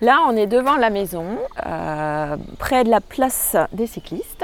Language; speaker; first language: French; non-native, fluent; German